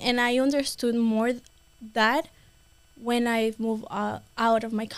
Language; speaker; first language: English; non-native, fluent; Spanish